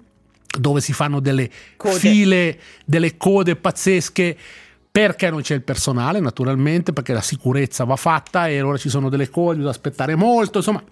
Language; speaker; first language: Italian; native; Italian